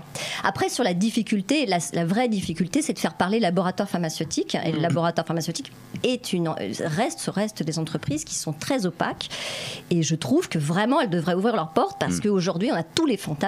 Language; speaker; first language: French; native; French